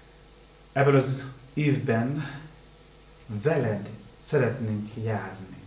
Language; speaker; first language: Hungarian; non-native, learner; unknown